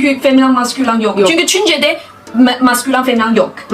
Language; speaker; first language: Turkish; non-native, learner; Chinese